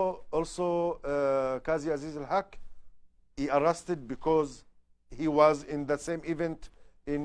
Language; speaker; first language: English; non-native, learner; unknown